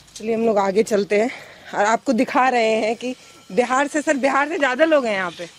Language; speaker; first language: Hindi; native; Hindi